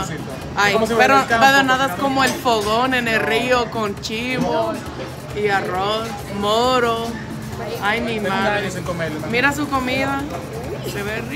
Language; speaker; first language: Spanish; non-native, fluent; English